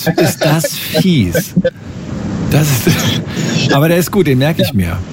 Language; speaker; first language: German; native; German